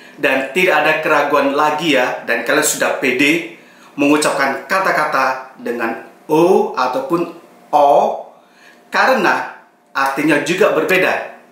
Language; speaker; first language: Indonesian; native; Indonesian